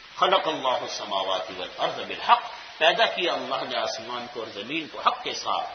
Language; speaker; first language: Urdu; native; Urdu